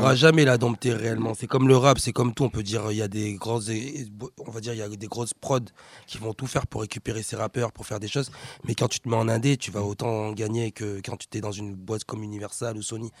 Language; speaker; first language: French; native; French